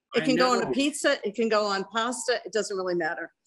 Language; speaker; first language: English; native; English